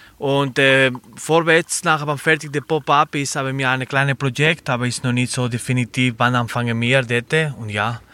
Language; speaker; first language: German; non-native, learner; Spanish